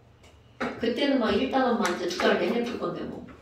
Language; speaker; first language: Korean; native; Korean